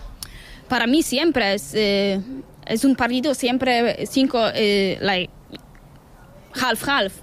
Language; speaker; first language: Spanish; non-native, learner; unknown